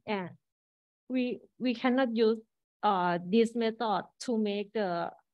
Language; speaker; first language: English; non-native, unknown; Thai